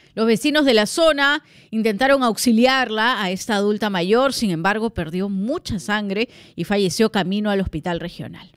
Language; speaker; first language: Spanish; native; Spanish